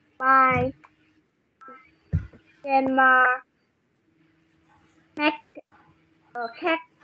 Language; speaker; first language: English; non-native, learner; Vietnamese